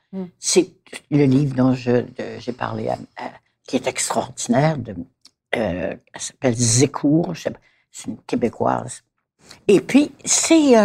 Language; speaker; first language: French; native; French